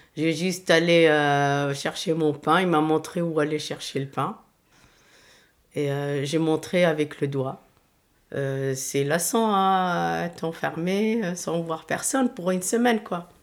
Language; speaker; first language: French; non-native, local second language; Arabic